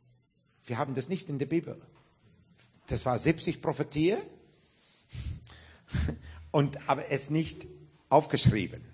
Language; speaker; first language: German; non-native, fluent; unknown